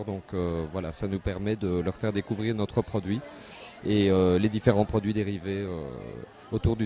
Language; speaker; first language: French; native; French